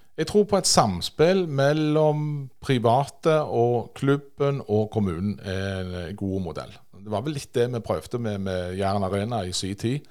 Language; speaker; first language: Norwegian; native; Norwegian